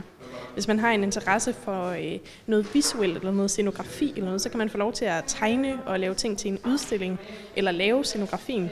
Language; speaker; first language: Danish; native; Danish